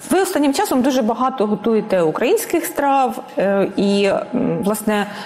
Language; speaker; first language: Ukrainian; native; Ukrainian